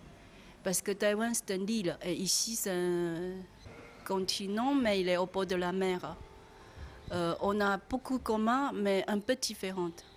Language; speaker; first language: French; non-native, learner; Chinese